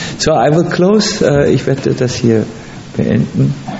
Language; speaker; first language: German; native; German